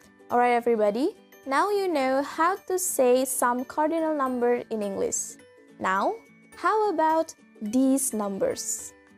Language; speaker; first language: English; non-native, fluent; Indonesian